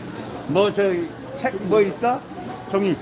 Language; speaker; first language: Korean; native; Korean